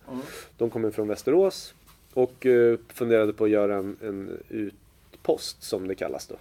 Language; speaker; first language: Swedish; native; Swedish